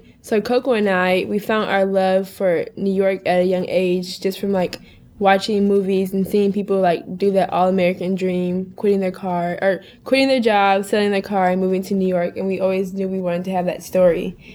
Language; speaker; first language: English; native; English